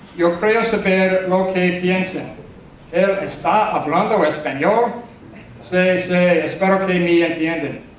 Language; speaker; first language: Spanish; non-native, learner; English